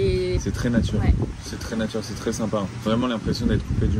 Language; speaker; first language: French; native; French